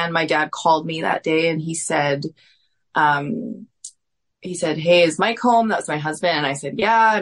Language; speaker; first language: English; native; English